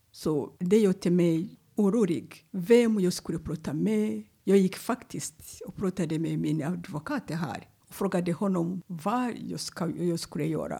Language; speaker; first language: Swedish; non-native, fluent; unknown